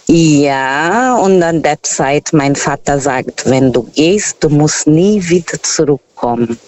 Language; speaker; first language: German; non-native, fluent; Portuguese